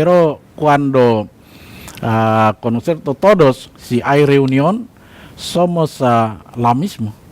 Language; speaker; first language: Spanish; non-native, learner; Indonesian